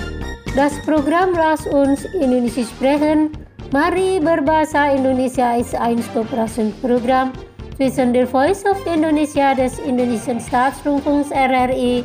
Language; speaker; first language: German; non-native, fluent; Indonesian